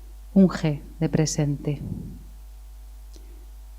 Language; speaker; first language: Spanish; native; Spanish